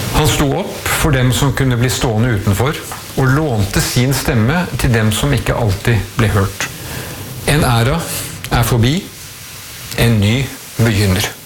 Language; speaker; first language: Norwegian; native; Norwegian